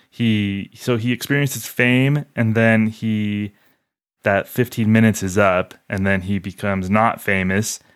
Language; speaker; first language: English; native; English